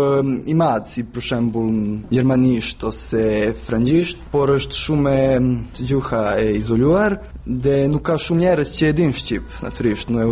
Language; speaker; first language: Albanian; non-native, fluent; Serbian